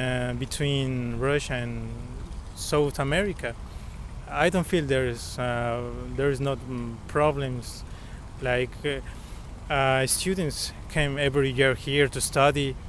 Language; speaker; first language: English; non-native, learner; Spanish